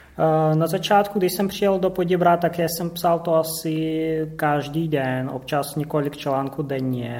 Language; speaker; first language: Czech; non-native, fluent; Russian